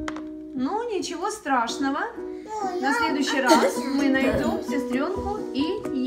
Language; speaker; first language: Russian; native; Russian